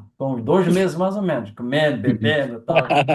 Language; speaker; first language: Portuguese; native; Portuguese